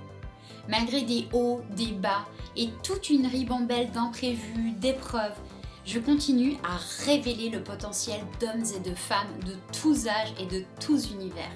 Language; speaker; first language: French; native; French